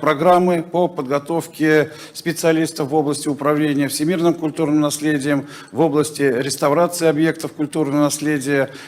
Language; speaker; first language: Russian; native; Russian